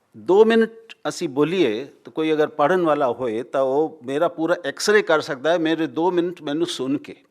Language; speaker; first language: Punjabi; non-native, local second language; Hindi